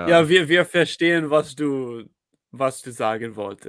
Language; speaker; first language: German; non-native, learner; English